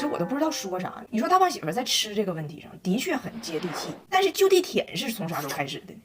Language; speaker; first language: Chinese; native; Chinese